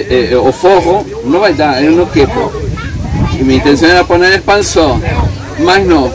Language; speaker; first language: Portuguese; non-native, learner; Spanish